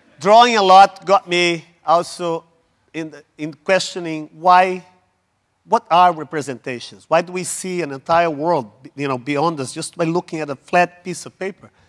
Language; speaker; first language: English; non-native, fluent; Portuguese